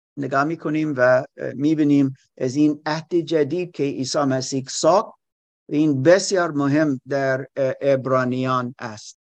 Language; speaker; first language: Persian; non-native, learner; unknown